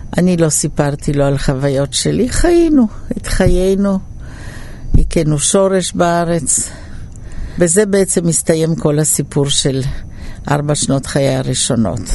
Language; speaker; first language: Hebrew; early bilingual, other home language; Polish